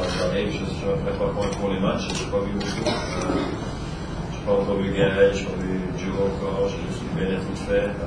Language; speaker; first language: French; non-native, local second language; Swiss German